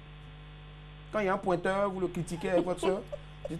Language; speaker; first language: French; native; French